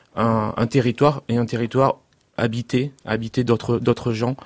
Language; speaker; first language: French; native; French